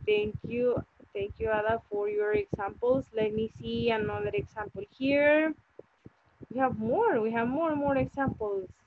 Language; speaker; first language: English; non-native, fluent; Spanish